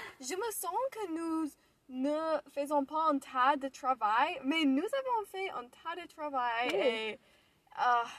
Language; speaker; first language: French; non-native, learner; English